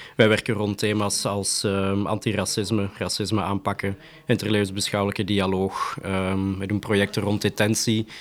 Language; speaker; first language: Dutch; native; Dutch